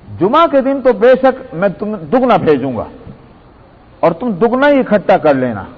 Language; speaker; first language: Urdu; native; Urdu